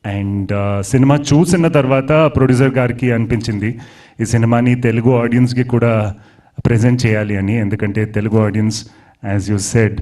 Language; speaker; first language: English; non-native, local second language; Telugu